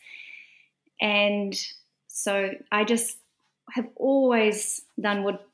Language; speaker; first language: English; native; English